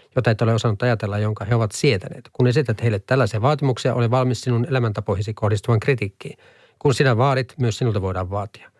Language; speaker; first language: Finnish; native; Finnish